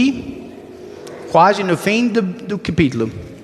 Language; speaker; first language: Portuguese; non-native, learner; English